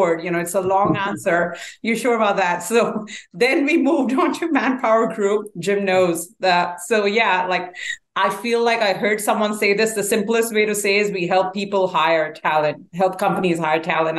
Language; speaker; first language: English; non-native, local second language; Hindi